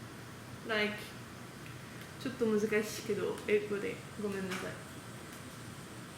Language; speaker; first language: Japanese; non-native, learner; French